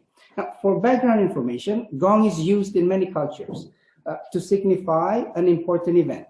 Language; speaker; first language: English; non-native, fluent; Indonesian